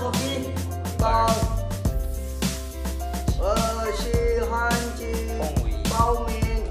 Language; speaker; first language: Chinese; non-native, learner; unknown